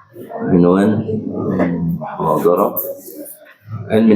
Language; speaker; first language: Arabic; native; Arabic